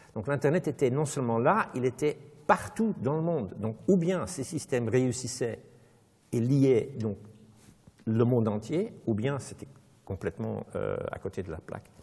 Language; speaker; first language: French; non-native, local second language; Dutch